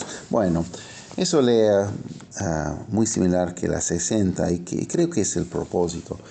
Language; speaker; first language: Spanish; non-native, fluent; English